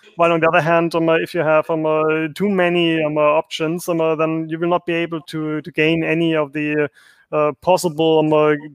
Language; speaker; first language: English; non-native, fluent; German